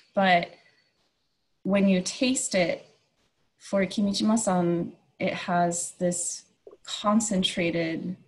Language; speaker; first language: English; non-native, fluent; Japanese